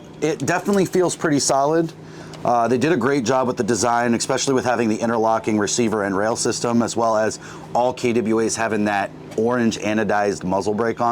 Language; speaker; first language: English; native; English